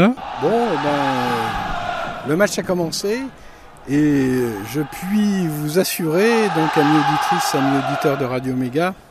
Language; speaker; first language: French; native; French